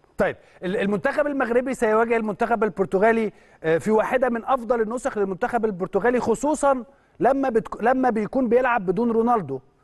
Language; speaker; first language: Arabic; native; Arabic